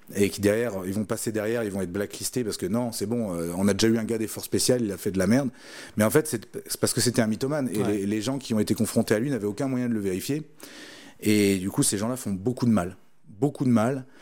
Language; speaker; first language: French; native; French